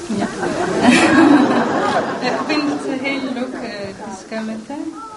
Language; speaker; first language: Dutch; non-native, learner; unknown